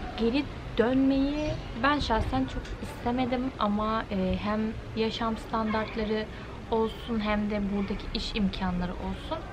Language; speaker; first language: Turkish; early bilingual, heritage; Turkish